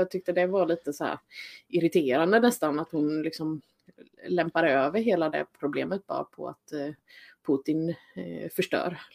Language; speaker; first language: Swedish; native; Swedish